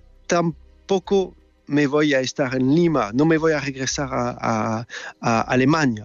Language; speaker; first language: Spanish; non-native, learner; French